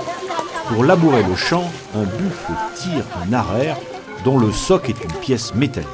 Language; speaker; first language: French; native; French